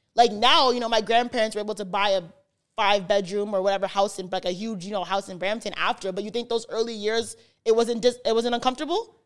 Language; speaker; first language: English; native; English